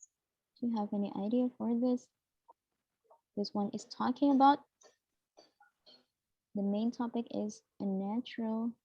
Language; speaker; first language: English; non-native, fluent; Indonesian